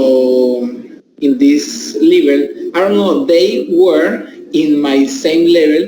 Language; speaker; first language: English; non-native, learner; Spanish